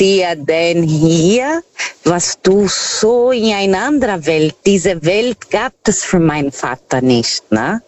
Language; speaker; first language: German; non-native, learner; Portuguese